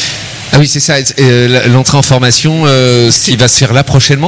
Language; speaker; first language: French; native; French